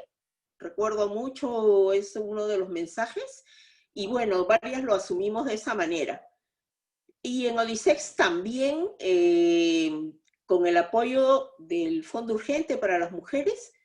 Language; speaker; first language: Spanish; native; Spanish